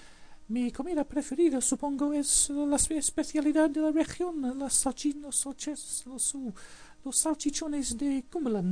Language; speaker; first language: Spanish; non-native, fluent; English